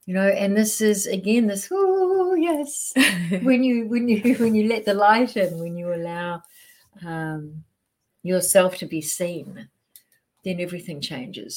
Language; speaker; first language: English; native; English